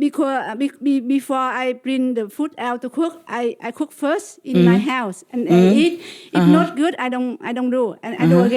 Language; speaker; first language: English; non-native, learner; Vietnamese